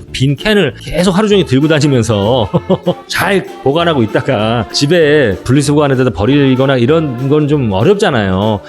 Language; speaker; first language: Korean; native; Korean